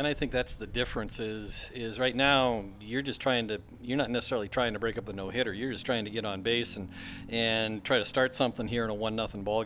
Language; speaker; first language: English; native; English